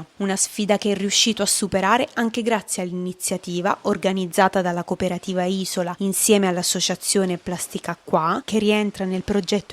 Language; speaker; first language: Italian; native; Italian